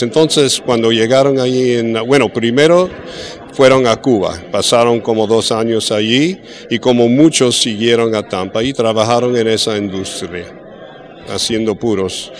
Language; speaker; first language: Spanish; early bilingual, heritage; English